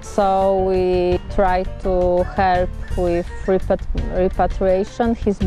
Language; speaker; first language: English; non-native, learner; Polish